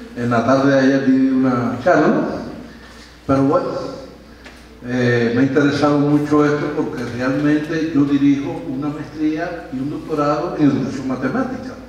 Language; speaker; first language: Spanish; native; Spanish